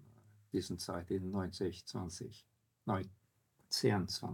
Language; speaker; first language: German; non-native, fluent; Norwegian